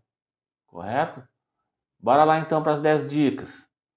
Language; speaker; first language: Portuguese; native; Portuguese